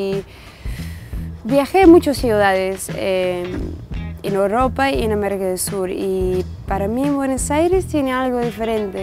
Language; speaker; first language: Spanish; non-native, fluent; English